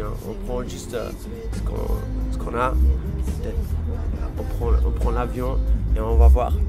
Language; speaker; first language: French; non-native, fluent; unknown